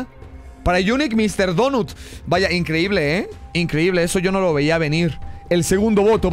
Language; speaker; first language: Spanish; native; Spanish